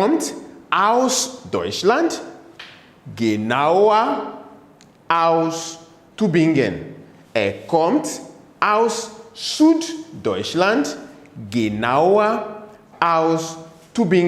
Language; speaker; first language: German; non-native, learner; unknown